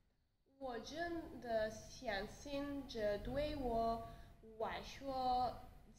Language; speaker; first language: Chinese; non-native, learner; Bulgarian